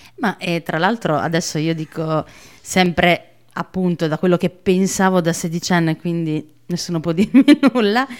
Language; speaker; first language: Italian; native; Italian